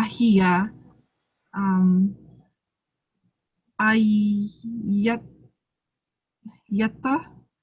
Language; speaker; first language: Arabic; non-native, learner; English